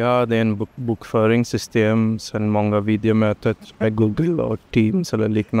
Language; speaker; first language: Swedish; non-native, fluent; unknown